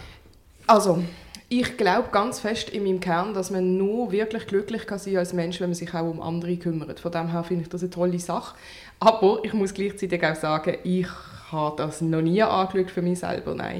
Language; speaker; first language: German; native; German